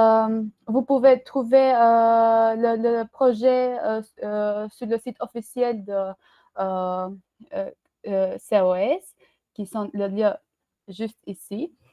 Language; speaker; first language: French; non-native, learner; Albanian